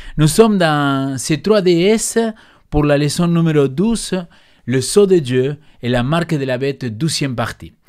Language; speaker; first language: French; non-native, fluent; Spanish